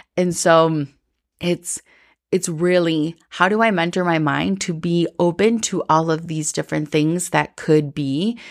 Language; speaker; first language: English; early bilingual, other home language; Spanish